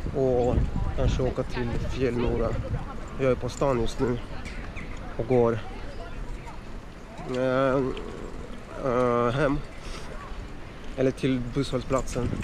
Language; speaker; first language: Swedish; early bilingual, other home language; Russian